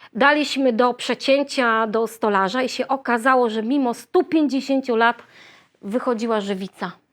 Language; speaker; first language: Polish; native; Polish